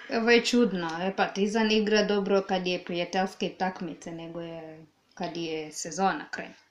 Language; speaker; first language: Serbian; non-native, learner; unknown